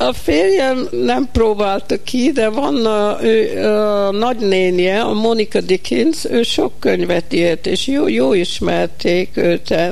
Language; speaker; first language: Hungarian; early bilingual, heritage; Hungarian